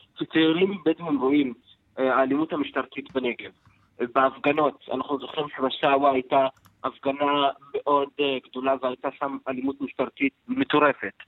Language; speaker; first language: Hebrew; non-native, local second language; Arabic